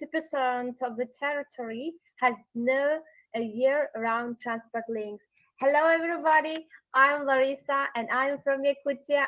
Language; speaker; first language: English; non-native, learner; Yakut